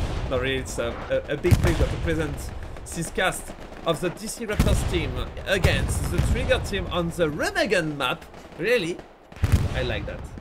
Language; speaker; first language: English; non-native, learner; French